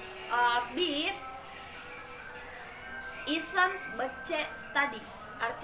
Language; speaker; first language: English; non-native, learner; Indonesian